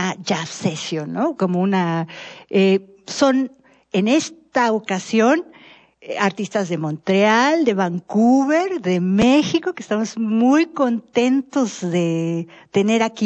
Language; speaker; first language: Spanish; native; Spanish